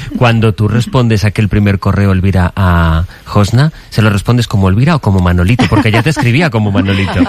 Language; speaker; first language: Spanish; native; Spanish